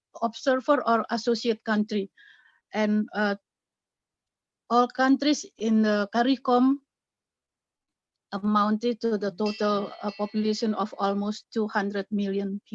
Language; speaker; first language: English; non-native, fluent; Indonesian